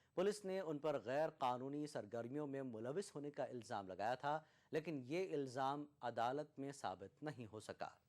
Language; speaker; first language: Urdu; native; Urdu